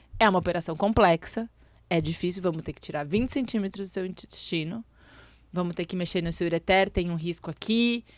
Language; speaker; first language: Portuguese; native; Portuguese